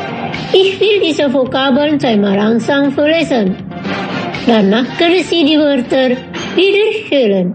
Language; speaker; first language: German; non-native, fluent; Indonesian